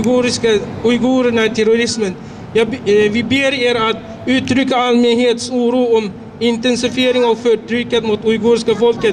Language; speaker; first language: Swedish; non-native, fluent; Uyghur